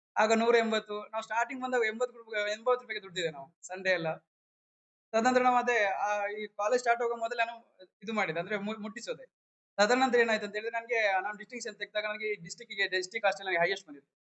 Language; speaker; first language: Kannada; native; Kannada